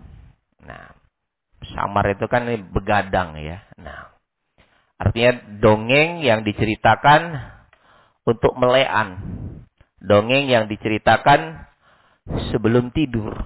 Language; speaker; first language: Indonesian; native; Indonesian